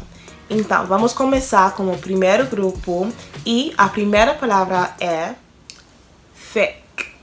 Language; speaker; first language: Portuguese; non-native, fluent; English